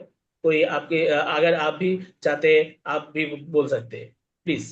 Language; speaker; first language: Hindi; non-native, fluent; Bangla